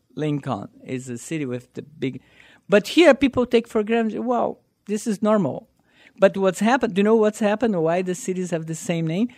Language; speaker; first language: English; non-native, learner; Portuguese